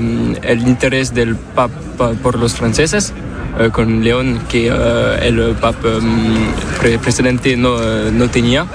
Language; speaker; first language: Spanish; non-native, learner; French